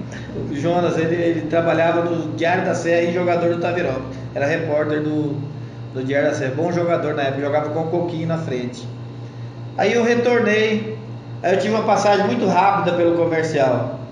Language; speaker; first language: Portuguese; native; Portuguese